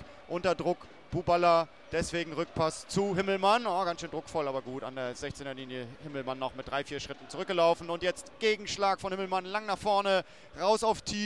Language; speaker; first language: German; native; German